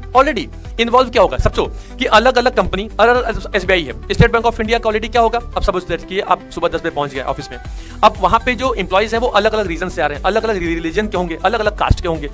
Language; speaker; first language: Hindi; native; Hindi